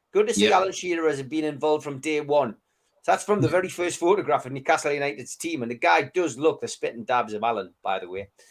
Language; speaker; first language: English; native; English